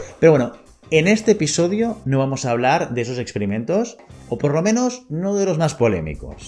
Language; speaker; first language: Spanish; native; Spanish